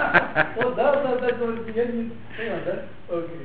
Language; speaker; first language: Russian; non-native, learner; Tibetan